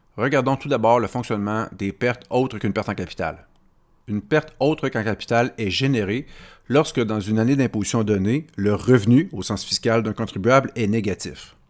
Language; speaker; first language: French; native; French